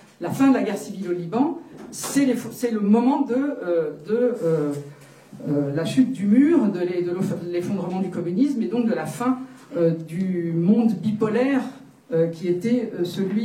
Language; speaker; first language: French; native; French